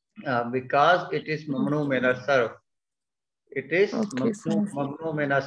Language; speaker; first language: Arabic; non-native, fluent; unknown